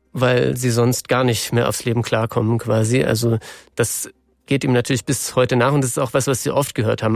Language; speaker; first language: German; native; German